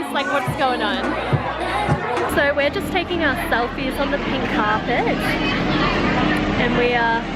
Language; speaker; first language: English; native; English